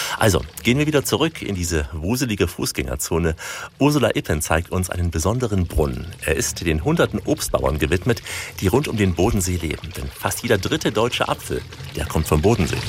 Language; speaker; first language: German; native; German